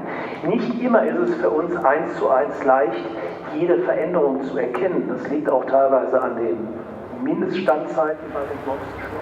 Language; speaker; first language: German; native; German